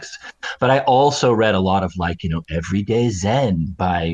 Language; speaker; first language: English; native; English